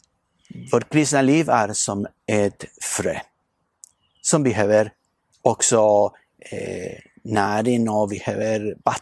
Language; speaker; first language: Swedish; non-native, fluent; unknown